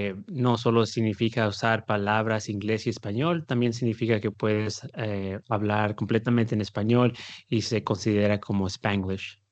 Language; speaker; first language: Spanish; early bilingual, heritage; Spanish